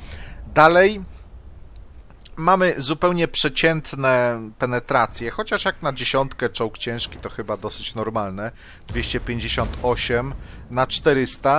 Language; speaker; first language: Polish; native; Polish